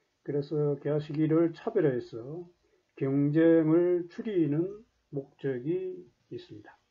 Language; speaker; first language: Korean; native; Korean